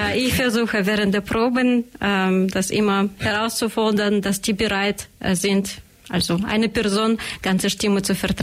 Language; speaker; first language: German; non-native, learner; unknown